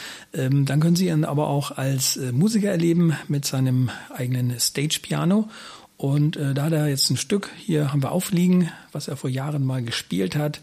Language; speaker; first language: German; native; German